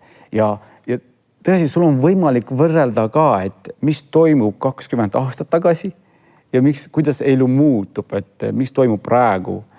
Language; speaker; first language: Estonian; non-native, fluent; Kurdish